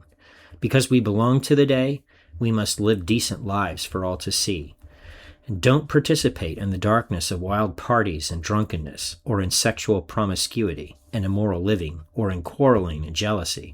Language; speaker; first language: English; native; English